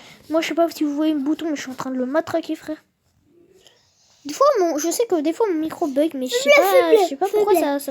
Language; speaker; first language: French; native; French